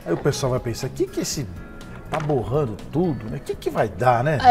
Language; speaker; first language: Portuguese; native; Portuguese